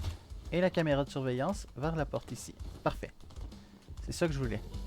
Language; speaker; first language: French; native; French